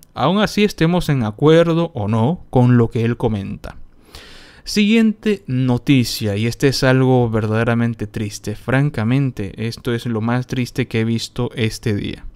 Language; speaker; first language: Spanish; native; Spanish